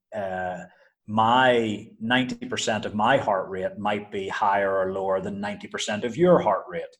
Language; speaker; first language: English; native; English